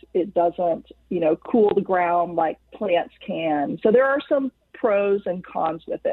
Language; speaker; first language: English; native; English